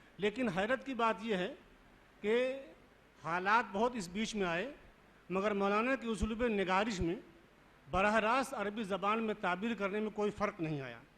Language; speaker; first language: Urdu; native; Urdu